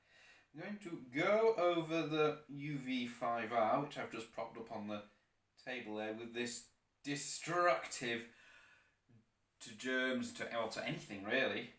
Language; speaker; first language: English; native; English